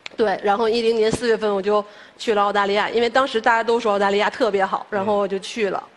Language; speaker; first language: Chinese; native; Chinese